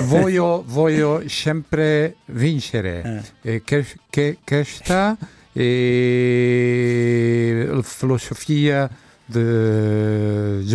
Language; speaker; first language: Italian; non-native, learner; Dutch